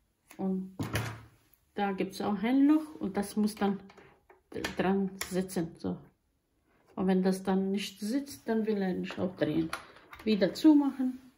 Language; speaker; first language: German; non-native, learner; Croatian